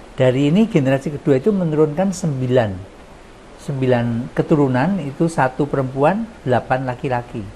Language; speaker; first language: Indonesian; non-native, local second language; Javanese